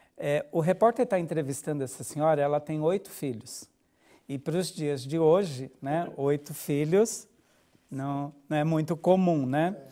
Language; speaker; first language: Portuguese; native; Portuguese